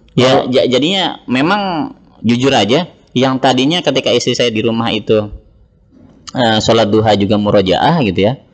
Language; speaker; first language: Indonesian; native; Indonesian